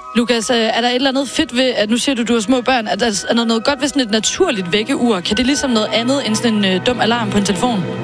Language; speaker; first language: Danish; native; Danish